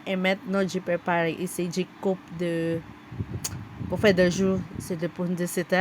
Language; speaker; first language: French; non-native, learner; Cebuano